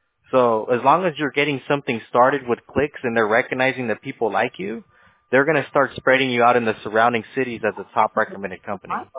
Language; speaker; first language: English; native; English